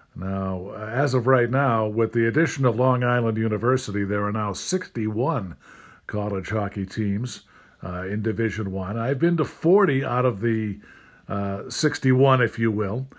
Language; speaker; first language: English; native; English